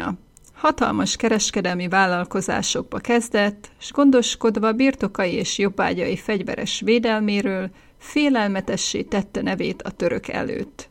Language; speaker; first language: Hungarian; native; Hungarian